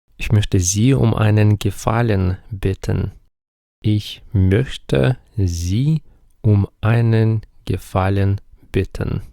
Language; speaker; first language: German; non-native, fluent; Ukrainian